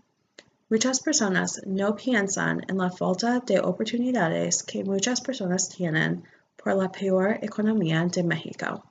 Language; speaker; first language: Spanish; non-native, fluent; English